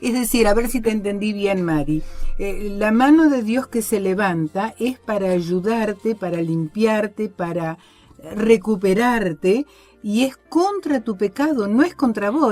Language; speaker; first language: Spanish; native; Spanish